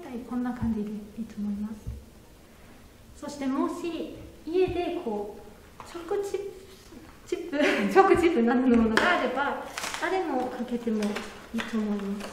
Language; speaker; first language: Japanese; non-native, fluent; German